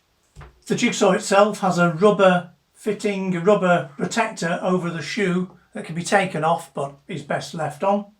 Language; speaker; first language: English; native; English